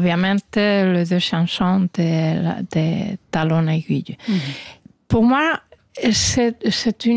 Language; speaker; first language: French; non-native, fluent; Spanish